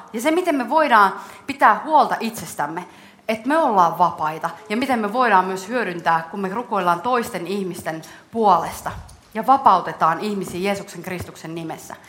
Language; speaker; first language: Finnish; native; Finnish